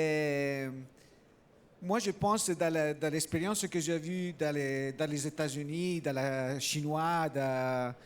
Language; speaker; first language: French; non-native, learner; Italian